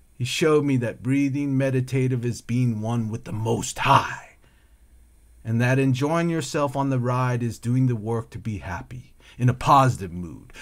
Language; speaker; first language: English; native; English